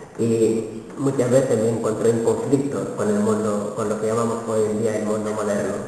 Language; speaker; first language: Spanish; non-native, fluent; Wolof